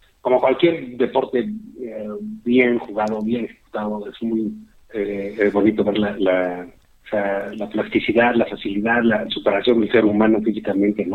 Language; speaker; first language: Spanish; native; Spanish